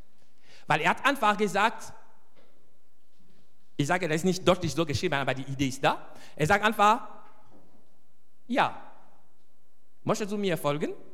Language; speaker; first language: German; non-native, fluent; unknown